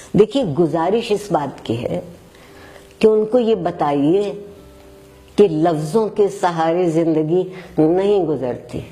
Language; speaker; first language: Urdu; native; Urdu